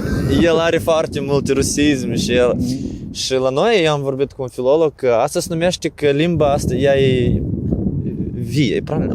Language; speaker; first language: Romanian; non-native, learner; Ukrainian